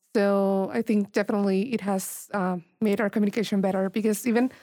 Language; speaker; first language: English; non-native, fluent; Spanish